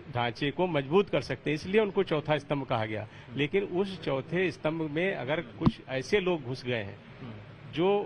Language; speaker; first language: Hindi; native; Hindi